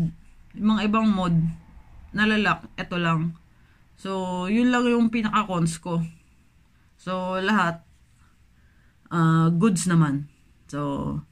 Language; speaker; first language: Filipino; native; Filipino